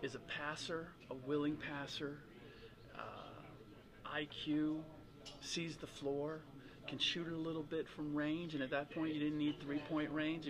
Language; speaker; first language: English; early bilingual, other home language; German